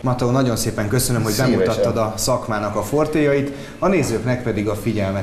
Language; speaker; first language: Hungarian; native; Hungarian